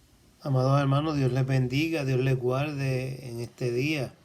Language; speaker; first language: Spanish; native; Spanish